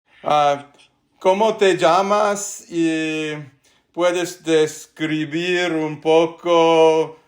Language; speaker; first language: Spanish; non-native, learner; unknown